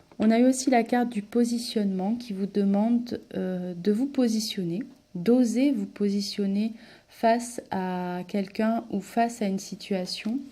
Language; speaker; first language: French; native; French